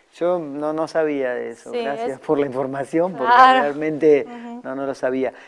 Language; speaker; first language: Spanish; native; Spanish